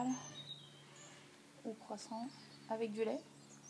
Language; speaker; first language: French; native; French